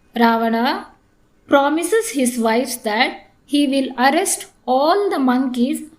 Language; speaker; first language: English; non-native, local second language; Kannada